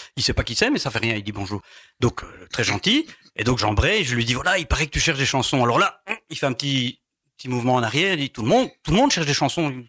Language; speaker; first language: French; native; French